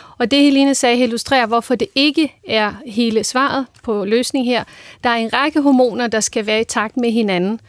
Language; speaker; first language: Danish; non-native, fluent; Portuguese